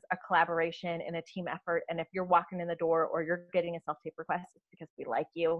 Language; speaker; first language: English; native; English